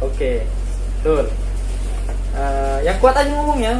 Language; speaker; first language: Indonesian; native; Indonesian